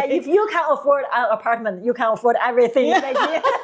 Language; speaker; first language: English; non-native, learner; Chinese